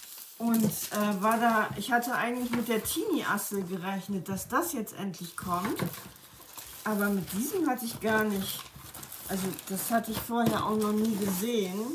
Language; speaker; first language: German; native; German